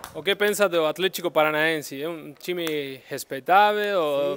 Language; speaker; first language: Spanish; native; Spanish